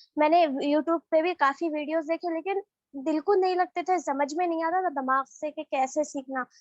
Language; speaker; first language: Urdu; native; Urdu